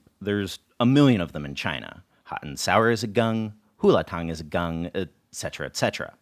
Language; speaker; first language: English; native; English